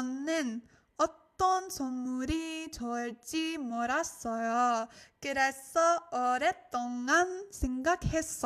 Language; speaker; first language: Korean; non-native, learner; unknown